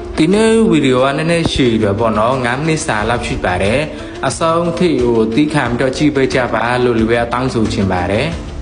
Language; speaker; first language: Burmese; non-native, local second language; Mon